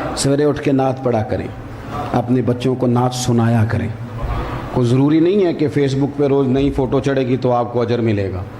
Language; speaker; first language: Urdu; non-native, local second language; Punjabi